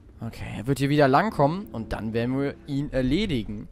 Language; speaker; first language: German; native; German